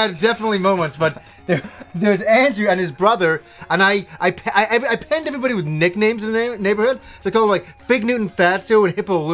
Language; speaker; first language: English; native; English